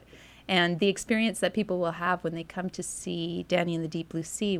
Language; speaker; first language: English; native; English